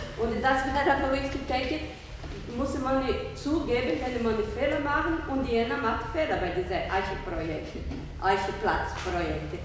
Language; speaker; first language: German; non-native, learner; Portuguese